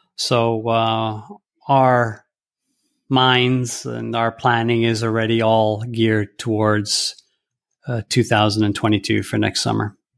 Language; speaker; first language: English; early bilingual, heritage; English